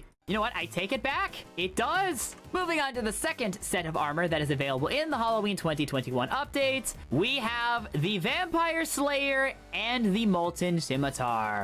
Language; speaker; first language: English; native; English